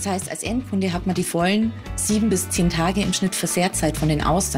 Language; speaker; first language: German; native; German